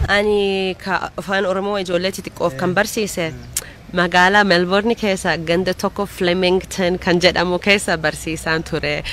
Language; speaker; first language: Oromo; early bilingual, heritage; Oromo